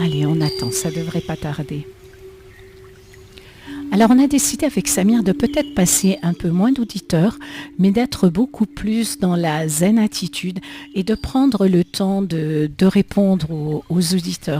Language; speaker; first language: French; native; French